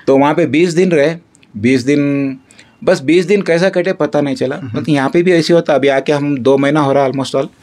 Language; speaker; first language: Hindi; non-native, local second language; Kannada